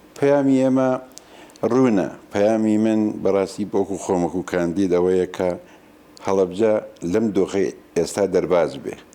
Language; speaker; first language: Central Kurdish; non-native, local second language; Gurani